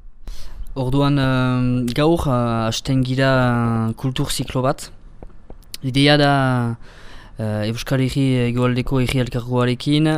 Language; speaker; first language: Basque; non-native, local second language; French